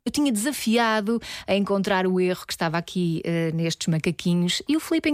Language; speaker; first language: Portuguese; native; Portuguese